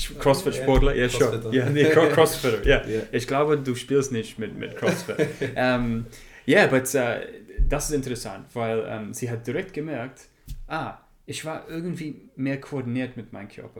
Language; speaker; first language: German; non-native, learner; English